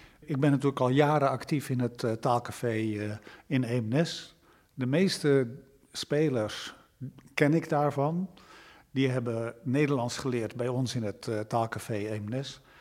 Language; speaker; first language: Dutch; native; Dutch